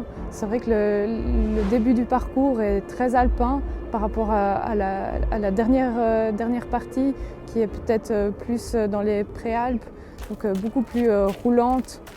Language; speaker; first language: French; native; French